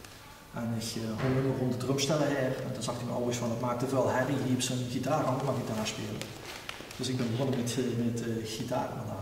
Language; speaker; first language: Dutch; native; Dutch